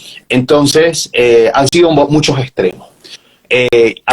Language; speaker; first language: Spanish; native; Spanish